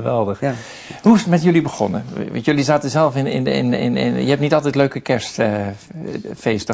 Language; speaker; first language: Dutch; native; Dutch